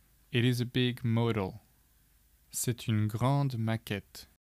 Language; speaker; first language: French; native; French